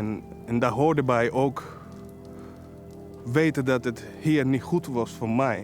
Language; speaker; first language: Dutch; non-native, fluent; Spanish